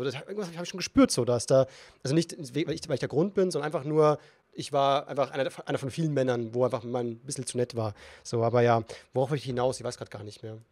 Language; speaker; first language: German; native; German